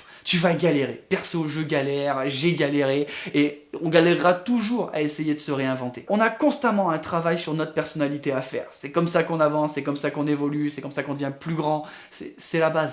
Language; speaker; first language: French; native; French